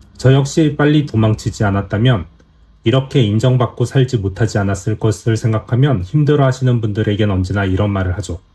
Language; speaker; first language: Korean; native; Korean